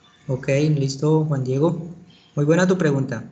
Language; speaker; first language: Spanish; native; Spanish